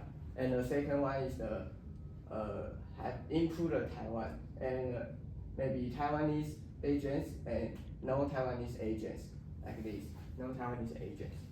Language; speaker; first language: English; non-native, learner; Chinese